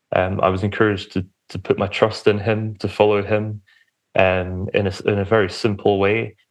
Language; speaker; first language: English; native; English